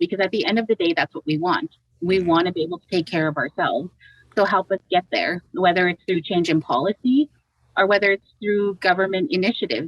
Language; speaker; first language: English; native; English